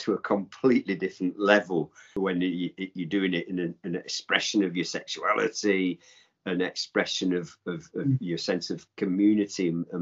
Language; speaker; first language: English; native; English